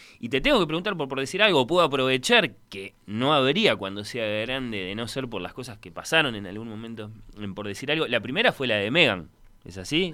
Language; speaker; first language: Spanish; native; Spanish